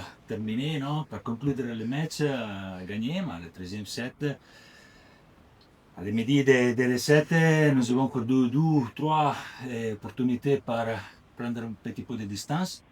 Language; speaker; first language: French; non-native, learner; Italian